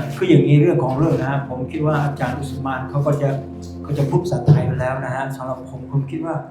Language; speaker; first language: Thai; non-native, local second language; Pattani Malay